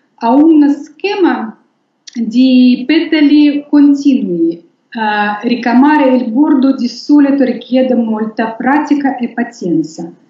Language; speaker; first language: Italian; non-native, learner; Russian